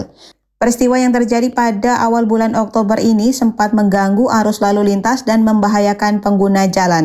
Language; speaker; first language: Indonesian; native; Indonesian